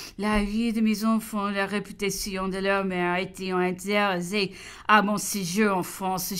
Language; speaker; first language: French; non-native, fluent; English